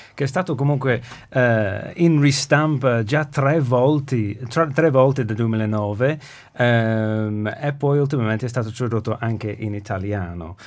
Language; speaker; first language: Italian; native; Italian